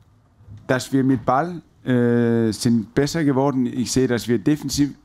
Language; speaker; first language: German; non-native, fluent; Danish